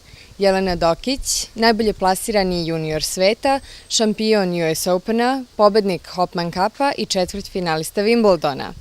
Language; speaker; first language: Bosnian; native; Bosnian